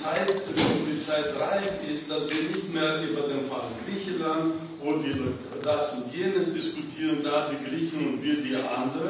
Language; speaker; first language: German; non-native, fluent; Greek